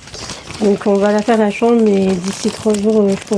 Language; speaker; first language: French; native; French